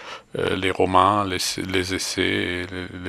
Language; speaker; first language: French; non-native, fluent; Italian